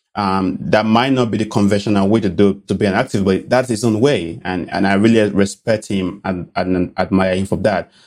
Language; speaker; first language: English; non-native, local second language; Bini